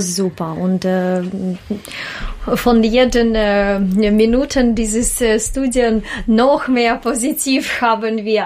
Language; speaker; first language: German; non-native, learner; Russian